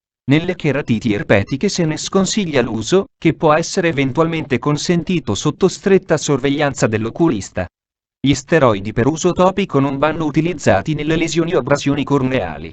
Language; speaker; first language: Italian; native; Italian